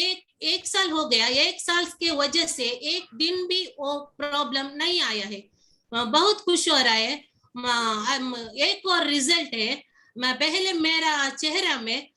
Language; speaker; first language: Hindi; non-native, local second language; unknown